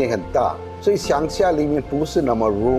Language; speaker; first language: Chinese; non-native, fluent; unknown